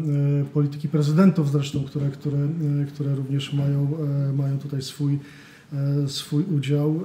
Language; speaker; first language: Polish; native; Polish